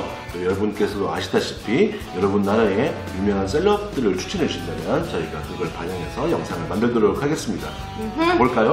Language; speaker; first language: Korean; native; Korean